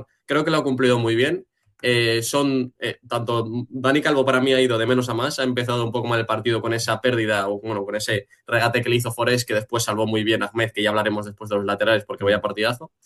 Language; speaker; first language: Spanish; native; Spanish